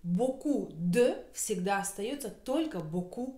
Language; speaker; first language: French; non-native, fluent; Russian